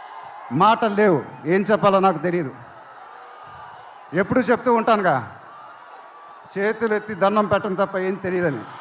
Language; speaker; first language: Telugu; native; Telugu